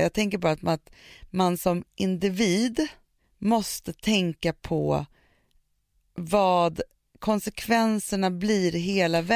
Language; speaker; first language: Swedish; native; Swedish